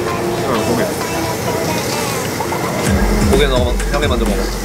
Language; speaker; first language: Korean; early bilingual, heritage; English